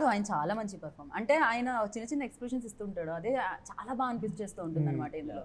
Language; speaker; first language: Telugu; native; Telugu